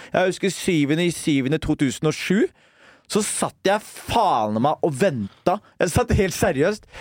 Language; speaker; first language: Norwegian; early bilingual, other home language; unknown